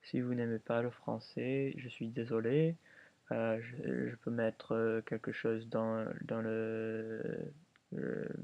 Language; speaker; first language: French; early bilingual, other home language; English